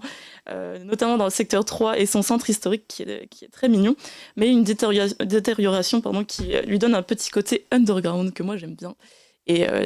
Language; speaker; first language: French; native; French